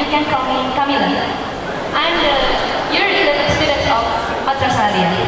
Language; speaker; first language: English; non-native, learner; Indonesian